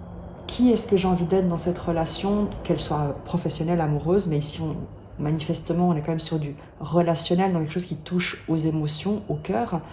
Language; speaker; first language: French; native; French